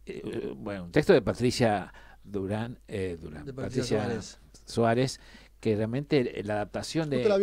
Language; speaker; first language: Spanish; native; Spanish